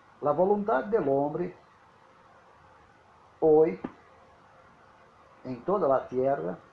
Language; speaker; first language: Spanish; non-native, learner; Portuguese